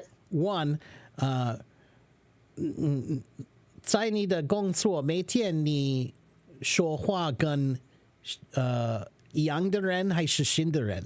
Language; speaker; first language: Chinese; non-native, learner; English